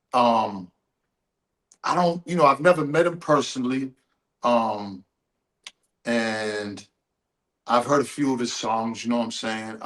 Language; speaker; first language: English; native; English